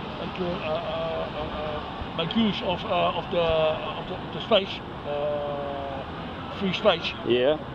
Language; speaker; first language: English; non-native, learner; Dutch